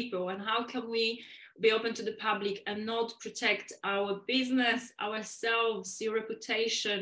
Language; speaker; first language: English; non-native, fluent; Polish